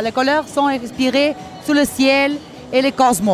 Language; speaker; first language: French; non-native, learner; Portuguese